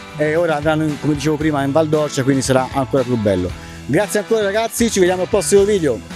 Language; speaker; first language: Italian; native; Italian